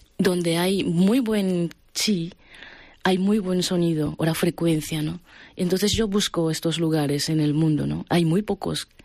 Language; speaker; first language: Spanish; non-native, fluent; Japanese